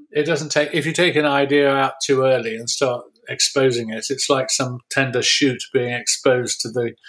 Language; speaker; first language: English; native; English